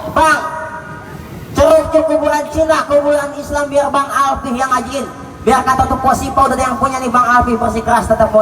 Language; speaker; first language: Indonesian; native; Indonesian